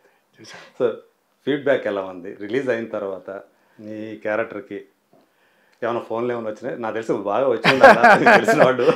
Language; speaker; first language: Telugu; native; Telugu